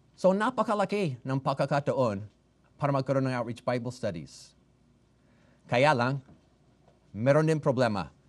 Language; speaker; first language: Filipino; non-native, fluent; English